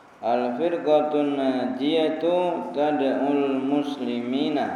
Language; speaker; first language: Arabic; non-native, fluent; Indonesian